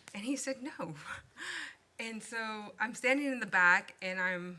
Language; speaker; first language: English; native; English